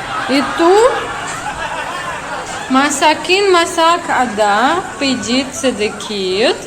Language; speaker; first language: Indonesian; non-native, learner; Russian